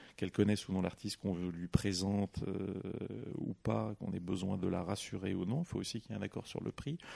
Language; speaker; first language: French; native; French